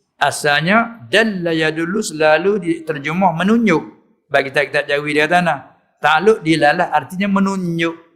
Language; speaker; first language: Malay; native; Malay